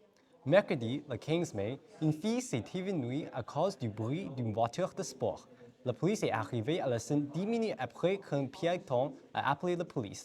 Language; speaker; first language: French; non-native, learner; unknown